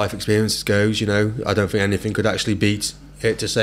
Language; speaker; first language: English; native; English